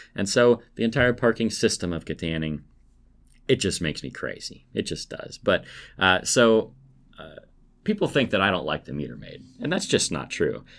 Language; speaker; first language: English; native; English